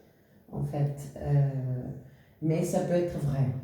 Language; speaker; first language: French; non-native, fluent; Spanish